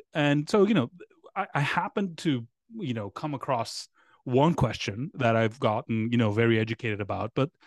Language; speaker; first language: English; non-native, fluent; Greek